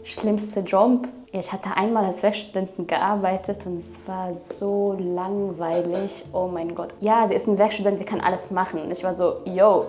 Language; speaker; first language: German; non-native, fluent; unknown